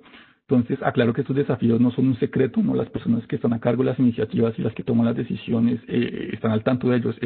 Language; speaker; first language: Spanish; native; Spanish